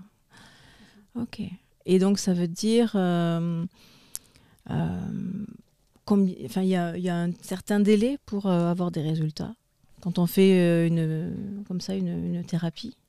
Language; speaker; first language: French; native; French